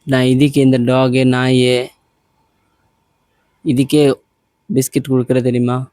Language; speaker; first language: Tamil; non-native, learner; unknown